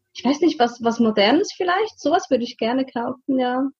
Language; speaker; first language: German; native; German